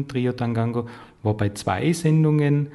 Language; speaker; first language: German; native; German